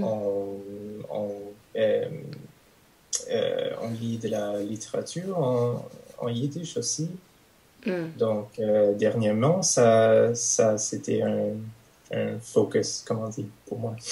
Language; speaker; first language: French; non-native, fluent; English